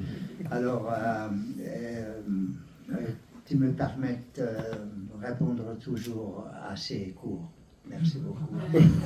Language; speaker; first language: French; non-native, learner; Hungarian